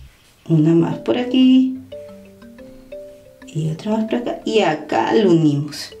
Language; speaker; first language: Spanish; native; Spanish